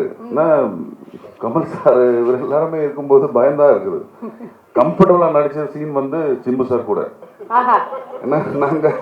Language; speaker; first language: Tamil; non-native, learner; Malayalam